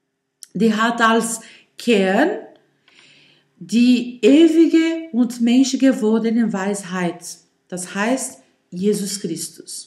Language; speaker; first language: German; non-native, learner; Portuguese